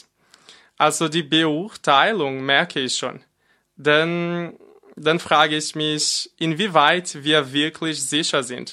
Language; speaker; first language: German; non-native, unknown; Portuguese